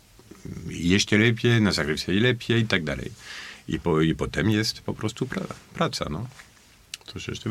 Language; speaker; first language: Polish; non-native, fluent; French